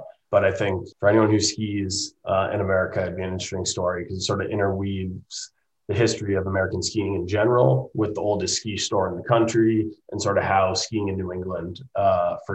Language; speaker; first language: English; native; English